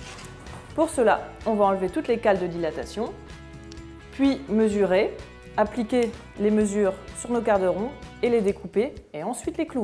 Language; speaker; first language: French; native; French